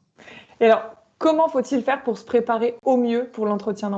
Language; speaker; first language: French; native; French